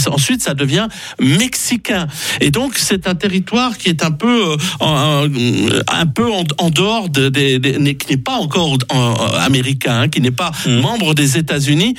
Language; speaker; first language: French; native; French